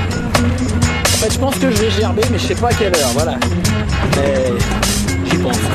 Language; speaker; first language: French; native; French